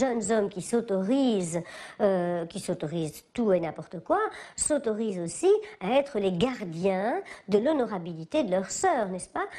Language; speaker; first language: French; native; French